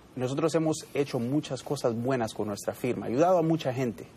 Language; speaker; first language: Spanish; early bilingual, heritage; Spanish